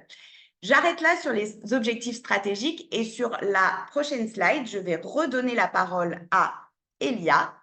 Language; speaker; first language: French; native; French